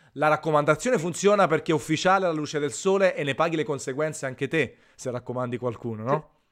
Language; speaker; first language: Italian; native; Italian